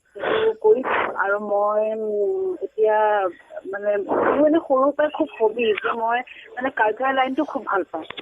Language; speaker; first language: Assamese; non-native, local second language; Mising